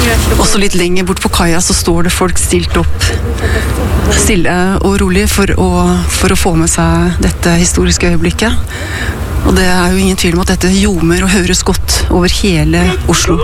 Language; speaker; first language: Norwegian; native; Norwegian